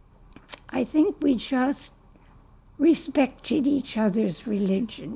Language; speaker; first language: English; native; English